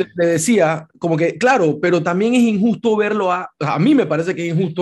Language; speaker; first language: Spanish; native; Spanish